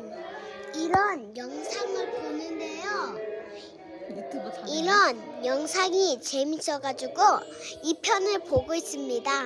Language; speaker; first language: Korean; early bilingual, heritage; Korean